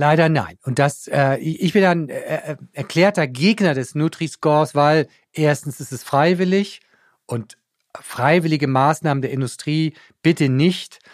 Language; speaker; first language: German; native; German